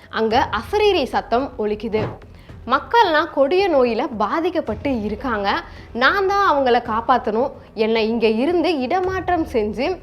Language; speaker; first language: Tamil; native; Tamil